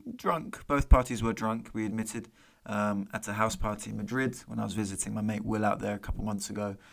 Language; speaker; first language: Spanish; non-native, fluent; English